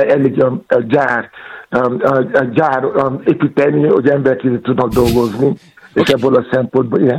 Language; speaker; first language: Hungarian; non-native, fluent; Yoruba